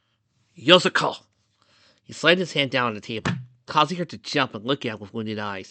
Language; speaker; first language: English; native; English